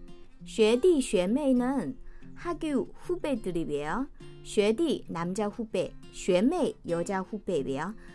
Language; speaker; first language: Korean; non-native, fluent; Chinese